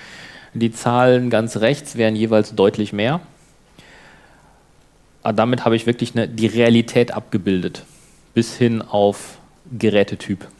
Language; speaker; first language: German; native; German